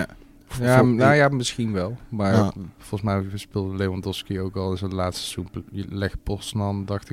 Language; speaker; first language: Dutch; native; Dutch